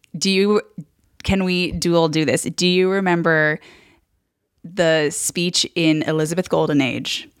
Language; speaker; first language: English; native; English